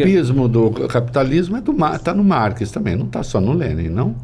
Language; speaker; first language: Portuguese; native; Portuguese